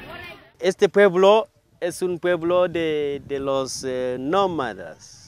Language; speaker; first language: Spanish; non-native, fluent; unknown